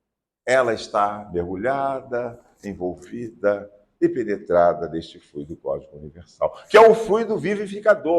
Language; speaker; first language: Portuguese; native; Portuguese